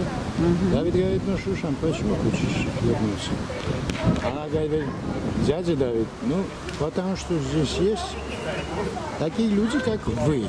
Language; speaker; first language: Russian; non-native, fluent; Armenian